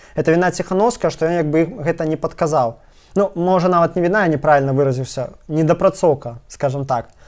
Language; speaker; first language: Belarusian; non-native, local second language; Russian